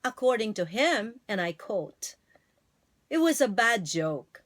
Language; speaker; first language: English; non-native, local second language; Filipino